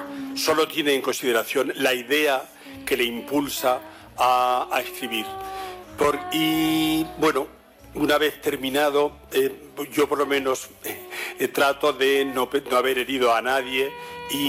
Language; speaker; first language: Spanish; native; Spanish